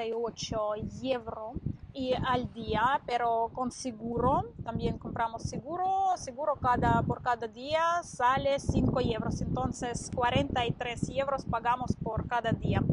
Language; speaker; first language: Spanish; non-native, learner; Russian